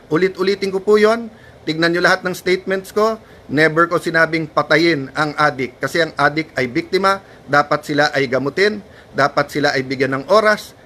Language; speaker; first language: Filipino; native; Filipino